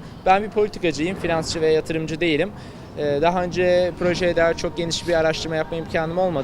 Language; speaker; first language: Turkish; native; Turkish